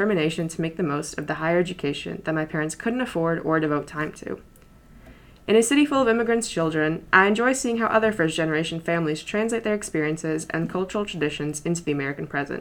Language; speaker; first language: English; early bilingual, other home language; Polish